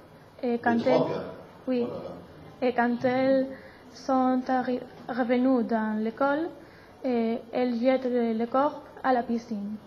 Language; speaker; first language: French; non-native, learner; Spanish